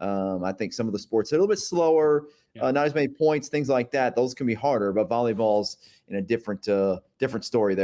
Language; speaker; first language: English; native; English